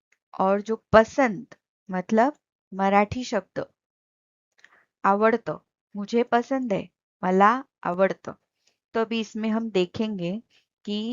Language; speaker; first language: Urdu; non-native, local second language; Marathi